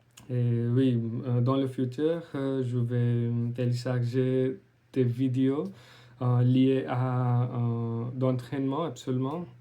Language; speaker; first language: French; non-native, learner; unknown